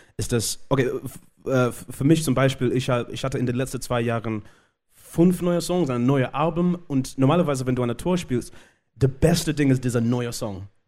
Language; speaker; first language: German; non-native, learner; Shona